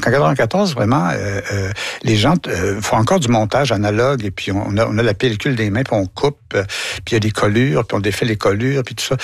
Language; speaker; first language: French; native; French